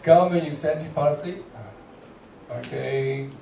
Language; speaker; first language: English; non-native, learner; Chinese